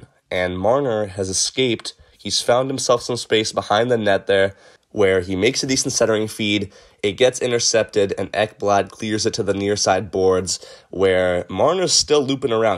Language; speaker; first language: English; native; English